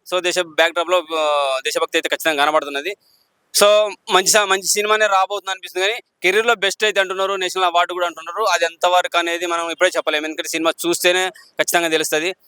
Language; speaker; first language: Telugu; native; Telugu